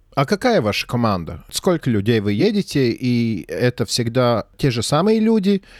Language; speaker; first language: Russian; non-native, local second language; Latvian